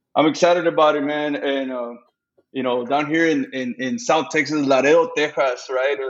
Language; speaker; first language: English; early bilingual, other home language; Spanish